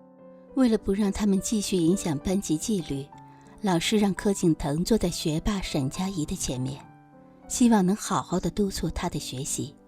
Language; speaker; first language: Chinese; native; Chinese